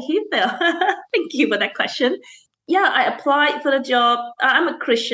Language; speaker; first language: English; non-native, local second language; Chinese